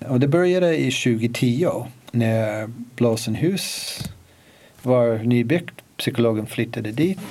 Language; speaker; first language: Swedish; non-native, fluent; English